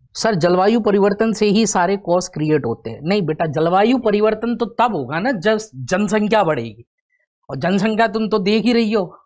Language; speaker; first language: Hindi; native; Hindi